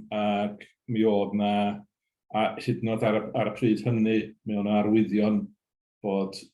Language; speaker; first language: Welsh; native; Welsh